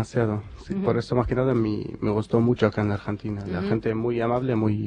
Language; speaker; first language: Spanish; non-native, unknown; Arabic